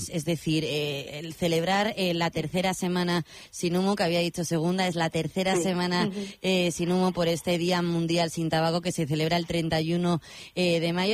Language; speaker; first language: Spanish; native; Spanish